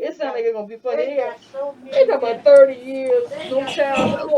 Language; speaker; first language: English; native; English